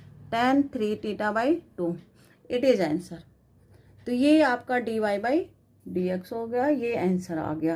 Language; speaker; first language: Hindi; native; Hindi